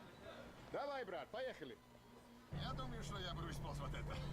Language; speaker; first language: Russian; non-native, learner; English